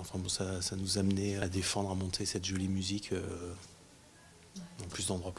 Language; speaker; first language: French; native; French